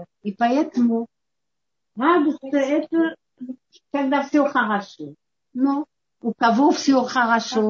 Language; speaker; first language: Russian; non-native, fluent; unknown